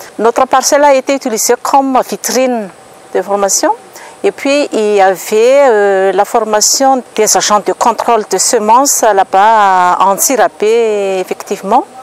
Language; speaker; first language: French; non-native, local second language; Malagasy